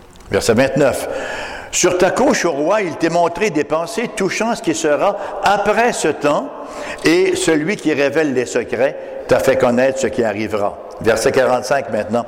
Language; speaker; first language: French; native; French